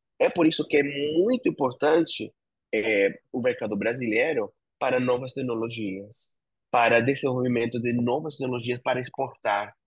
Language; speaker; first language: Portuguese; non-native, fluent; Spanish